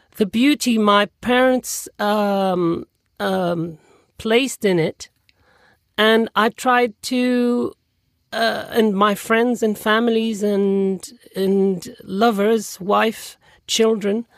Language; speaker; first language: English; non-native, fluent; French